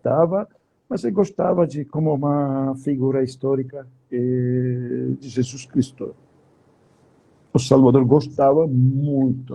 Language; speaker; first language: Portuguese; non-native, fluent; Turkish